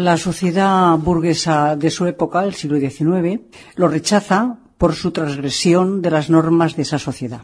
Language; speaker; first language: Spanish; native; Spanish